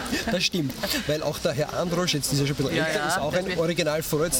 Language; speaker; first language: German; native; German